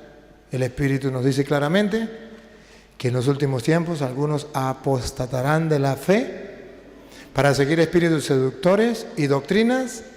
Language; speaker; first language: Spanish; native; Spanish